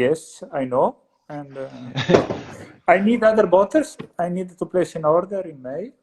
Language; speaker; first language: English; non-native, learner; Italian